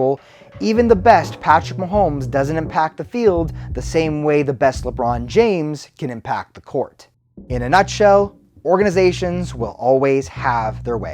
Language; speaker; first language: English; native; English